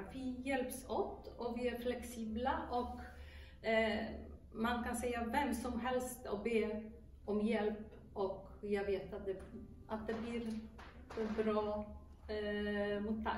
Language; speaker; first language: Swedish; non-native, fluent; Polish